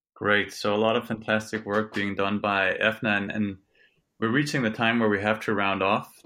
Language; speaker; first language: English; non-native, fluent; Italian